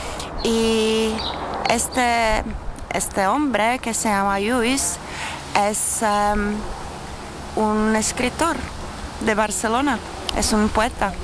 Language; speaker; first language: Spanish; non-native, learner; Czech